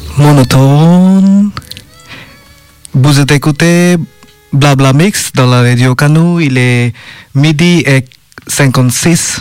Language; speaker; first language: French; non-native, learner; Bangla